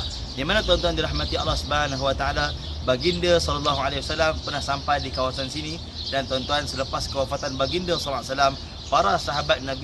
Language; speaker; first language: Malay; native; Malay